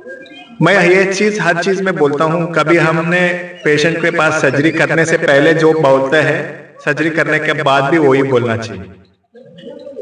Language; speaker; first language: Hindi; non-native, local second language; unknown